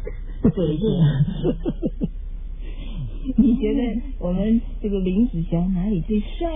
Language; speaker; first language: Chinese; native; Chinese